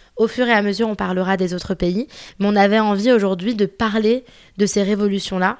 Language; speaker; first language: French; early bilingual, other home language; Arabic